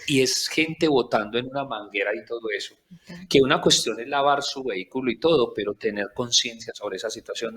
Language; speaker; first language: Spanish; native; Spanish